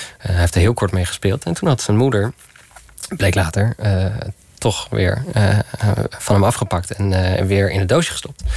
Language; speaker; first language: Dutch; early bilingual, other home language; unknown